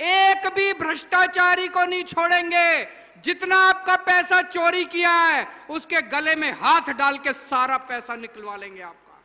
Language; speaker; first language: Hindi; native; Hindi